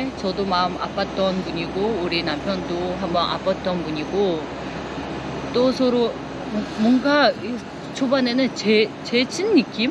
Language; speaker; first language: Korean; non-native, fluent; Uzbek